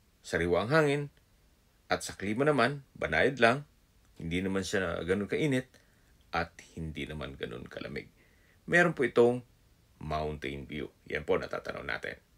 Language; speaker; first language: Filipino; non-native, local second language; Bikol